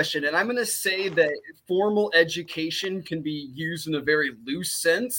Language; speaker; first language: English; native; English